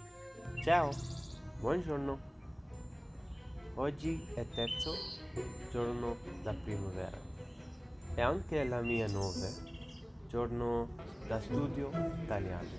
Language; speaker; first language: Italian; non-native, learner; English